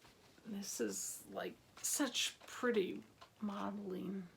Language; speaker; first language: English; native; English